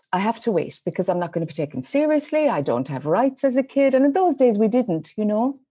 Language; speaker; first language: English; native; English